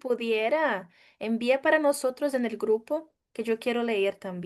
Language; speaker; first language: Spanish; non-native, fluent; Portuguese